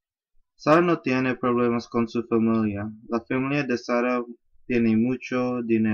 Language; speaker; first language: Spanish; non-native, learner; English